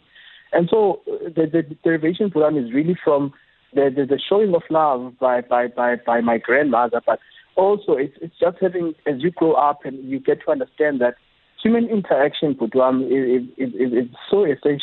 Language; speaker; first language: English; non-native, local second language; Xhosa